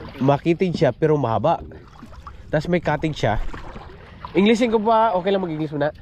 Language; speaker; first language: Filipino; non-native, local second language; Iloko